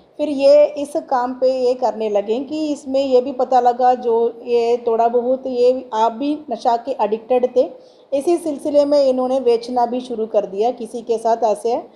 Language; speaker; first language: Hindi; non-native, local second language; Tamil